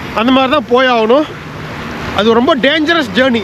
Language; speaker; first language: English; non-native, local second language; Tamil